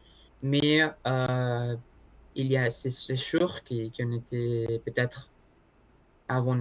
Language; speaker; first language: French; non-native, learner; Spanish